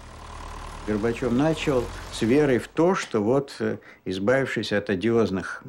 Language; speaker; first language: Russian; native; Russian